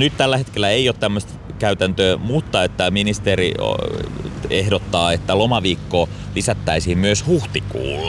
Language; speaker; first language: Finnish; native; Finnish